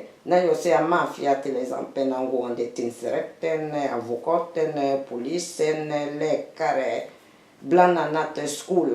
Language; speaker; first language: Swedish; non-native, learner; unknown